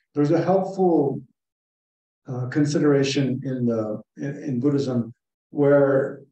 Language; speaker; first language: English; native; English